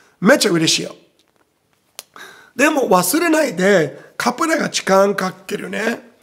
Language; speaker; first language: Japanese; non-native, fluent; Portuguese